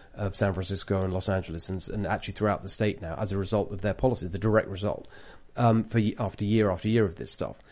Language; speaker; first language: English; native; English